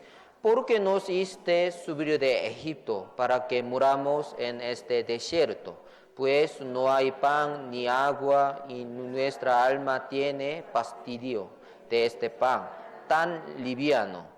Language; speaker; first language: Spanish; non-native, fluent; Korean